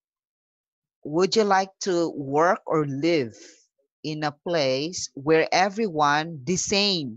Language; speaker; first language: English; non-native, local second language; Filipino